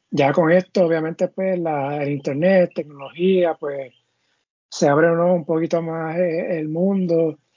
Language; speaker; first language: Spanish; native; Spanish